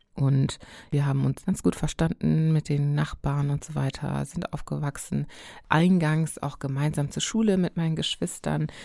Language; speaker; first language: German; early bilingual, other home language; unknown